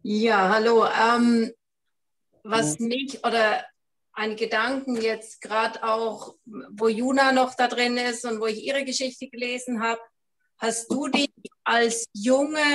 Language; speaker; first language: German; native; German